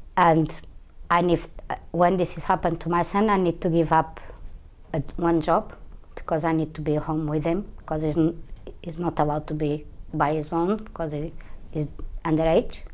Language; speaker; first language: English; non-native, fluent; Portuguese